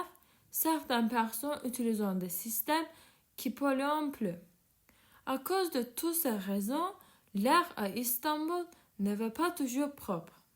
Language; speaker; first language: French; non-native, learner; Turkish